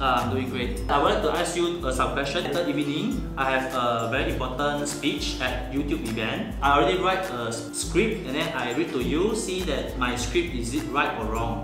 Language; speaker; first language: English; non-native, local second language; Chinese